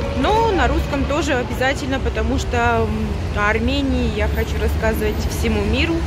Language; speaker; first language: Russian; native; Russian